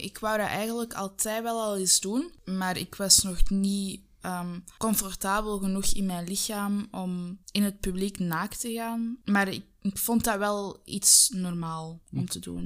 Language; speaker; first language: Dutch; native; Dutch